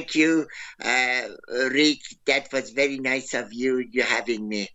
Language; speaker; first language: English; non-native, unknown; Persian